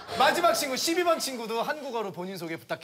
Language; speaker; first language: Korean; native; Korean